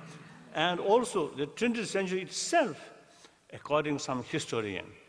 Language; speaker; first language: English; non-native, learner; Tibetan